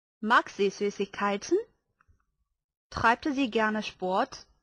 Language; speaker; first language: German; non-native, fluent; Chinese